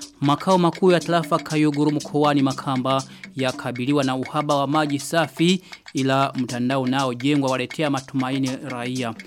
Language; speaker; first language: Swahili; non-native, local second language; Rundi